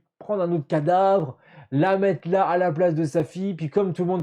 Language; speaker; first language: French; native; French